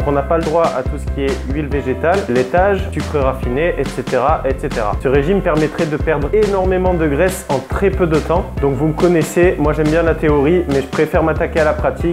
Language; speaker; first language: French; native; French